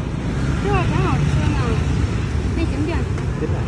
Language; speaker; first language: Chinese; non-native, learner; Vietnamese